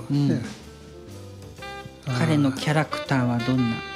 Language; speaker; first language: Japanese; native; Japanese